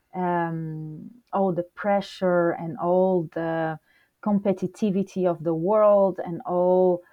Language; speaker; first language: English; non-native, fluent; Portuguese